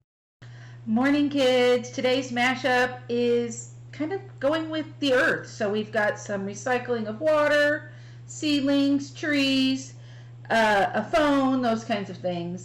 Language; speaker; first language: English; native; English